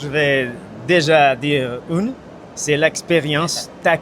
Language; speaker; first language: French; non-native, fluent; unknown